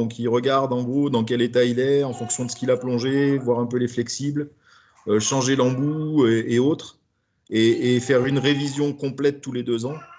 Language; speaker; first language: French; native; French